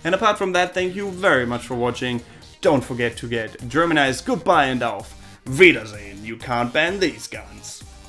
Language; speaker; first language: English; non-native, fluent; German